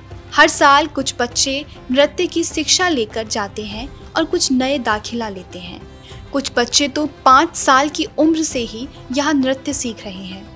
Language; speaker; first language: Hindi; native; Hindi